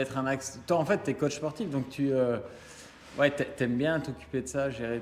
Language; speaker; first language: French; native; French